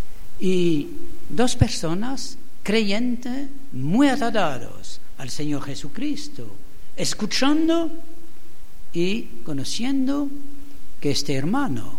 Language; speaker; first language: Spanish; non-native, learner; German